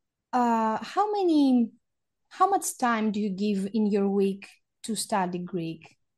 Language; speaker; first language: English; non-native, fluent; Greek